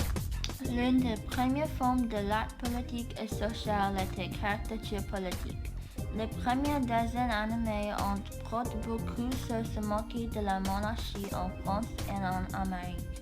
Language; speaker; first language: French; non-native, learner; English